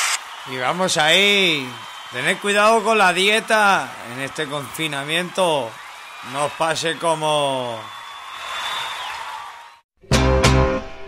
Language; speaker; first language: Spanish; native; Spanish